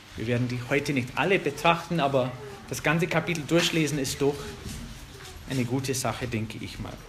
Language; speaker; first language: German; non-native, fluent; English